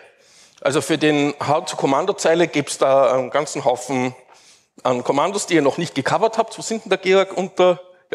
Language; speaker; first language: German; native; German